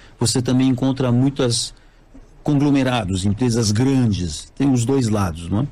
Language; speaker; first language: Portuguese; non-native, fluent; French